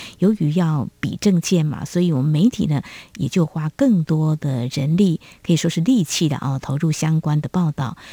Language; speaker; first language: Chinese; native; Chinese